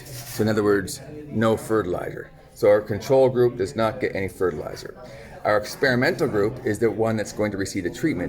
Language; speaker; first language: English; native; English